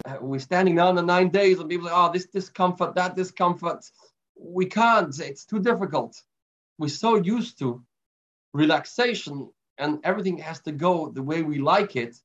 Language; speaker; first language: English; native; English